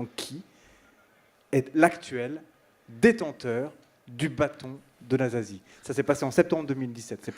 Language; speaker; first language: French; native; French